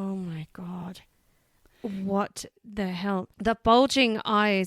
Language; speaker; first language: English; native; English